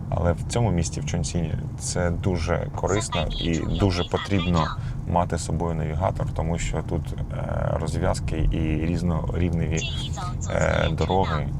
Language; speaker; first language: Ukrainian; native; Ukrainian